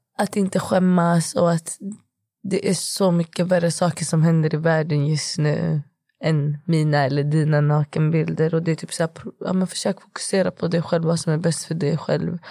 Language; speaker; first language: Swedish; early bilingual, other home language; Kurdish